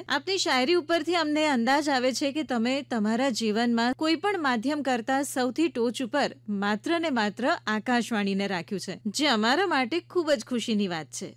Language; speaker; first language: Gujarati; native; Gujarati